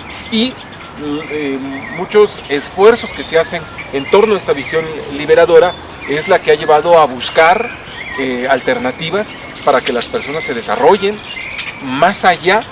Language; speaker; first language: Spanish; native; Spanish